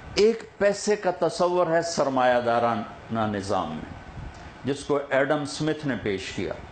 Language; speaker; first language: Urdu; non-native, local second language; Punjabi